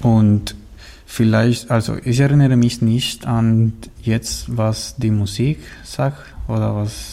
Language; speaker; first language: German; non-native, learner; Spanish